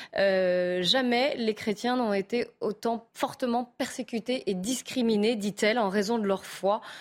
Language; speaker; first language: French; native; French